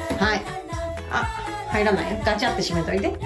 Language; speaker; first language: Japanese; native; Japanese